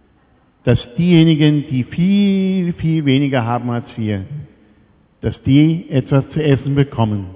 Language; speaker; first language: German; native; German